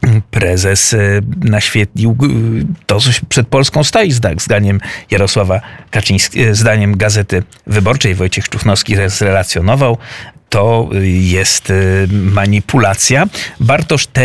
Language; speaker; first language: Polish; native; Polish